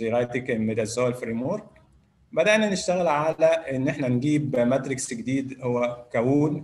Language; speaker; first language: Arabic; native; Arabic